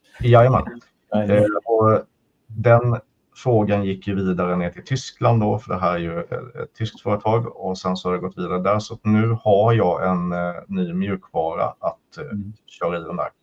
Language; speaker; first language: Swedish; native; Swedish